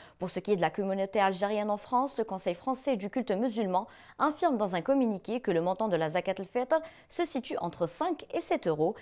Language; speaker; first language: French; non-native, local second language; Arabic